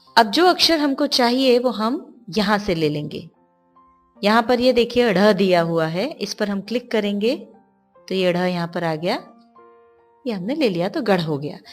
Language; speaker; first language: Hindi; native; Hindi